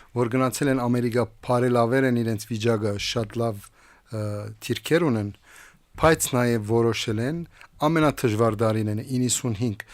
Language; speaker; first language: Armenian; native; Armenian